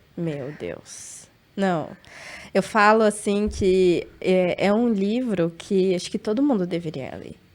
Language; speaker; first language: Portuguese; native; Portuguese